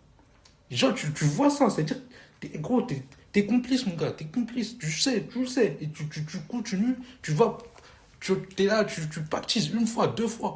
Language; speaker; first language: French; native; French